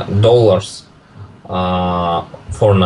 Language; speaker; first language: English; non-native, learner; Russian